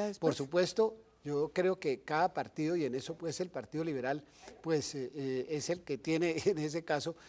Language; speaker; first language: Spanish; native; Spanish